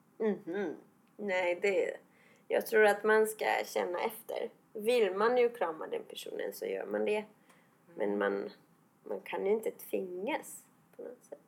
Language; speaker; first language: Swedish; non-native, fluent; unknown